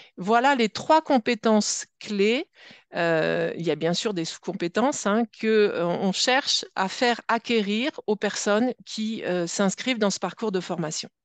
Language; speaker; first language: French; native; French